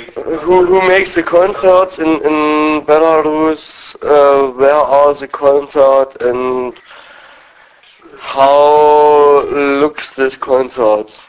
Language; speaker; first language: English; non-native, learner; German